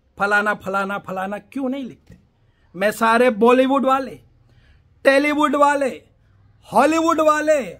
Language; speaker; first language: Hindi; non-native, local second language; Gujarati